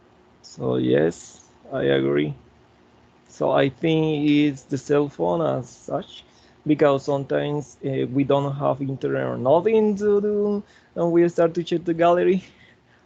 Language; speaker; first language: English; non-native, learner; Spanish